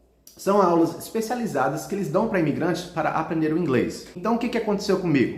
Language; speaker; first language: Portuguese; early bilingual, heritage; Portuguese